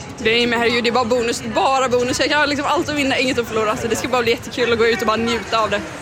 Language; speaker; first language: Swedish; native; Swedish